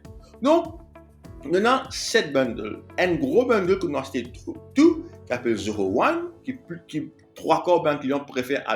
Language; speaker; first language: French; non-native, local second language; Morisyen